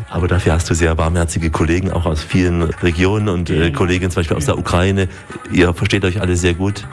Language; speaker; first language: German; native; German